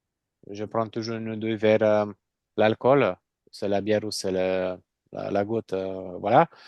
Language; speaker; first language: French; non-native, learner; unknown